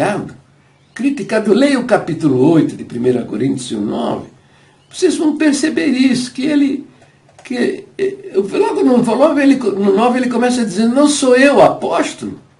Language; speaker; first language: Portuguese; native; Portuguese